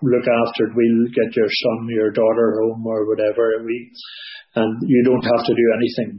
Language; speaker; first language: English; native; English